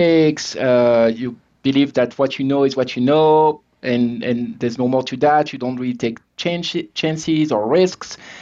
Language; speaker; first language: English; non-native, fluent; French